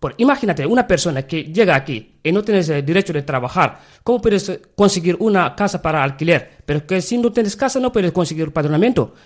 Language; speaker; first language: Spanish; non-native, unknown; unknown